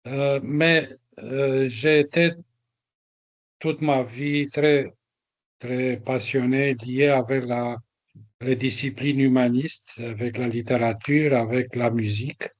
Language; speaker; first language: French; non-native, fluent; Romanian